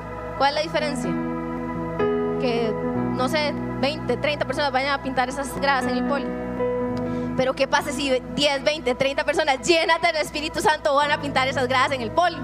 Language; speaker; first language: Spanish; native; Spanish